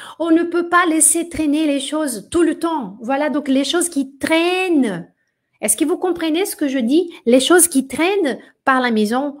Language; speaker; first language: French; non-native, fluent; Portuguese